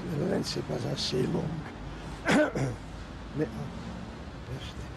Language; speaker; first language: French; non-native, learner; Hungarian